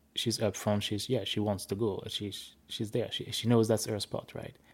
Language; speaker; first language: English; non-native, fluent; French